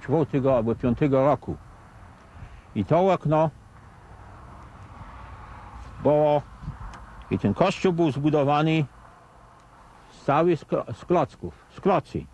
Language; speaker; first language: Polish; early bilingual, heritage; Kashubian